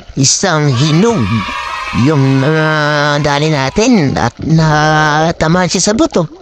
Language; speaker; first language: Filipino; native; Filipino